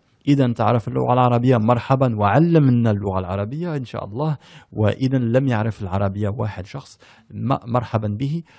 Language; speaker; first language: Arabic; early bilingual, heritage; French